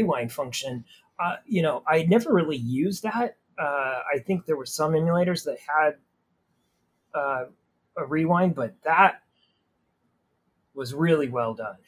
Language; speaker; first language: English; native; English